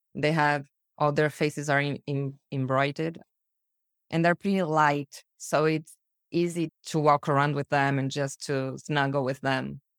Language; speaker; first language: English; early bilingual, other home language; Portuguese